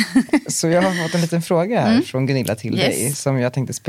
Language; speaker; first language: Swedish; native; Swedish